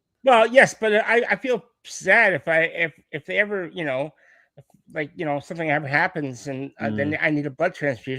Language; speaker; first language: English; native; English